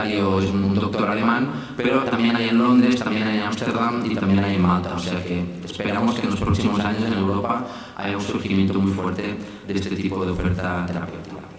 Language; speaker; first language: Spanish; native; Spanish